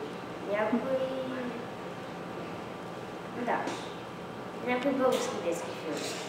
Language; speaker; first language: Bulgarian; early bilingual, other home language; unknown